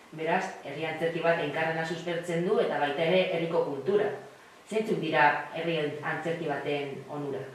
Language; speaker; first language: Basque; native; Basque